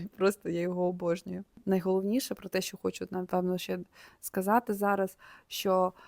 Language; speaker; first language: Ukrainian; native; Ukrainian